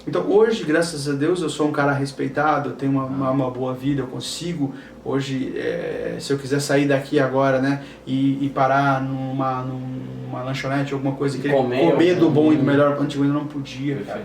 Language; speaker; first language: Portuguese; native; Portuguese